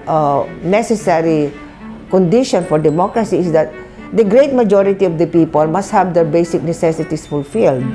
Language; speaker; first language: English; non-native, local second language; Filipino